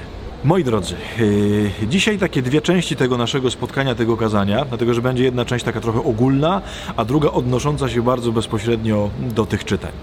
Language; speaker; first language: Polish; native; Polish